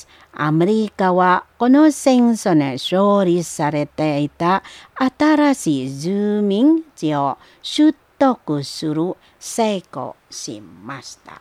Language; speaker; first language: Japanese; non-native, fluent; Indonesian